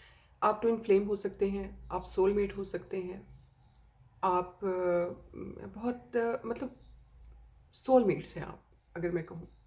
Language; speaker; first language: Hindi; native; Hindi